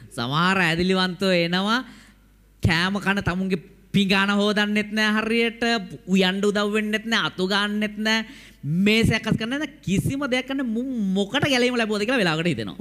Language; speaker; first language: Sinhala; native; Sinhala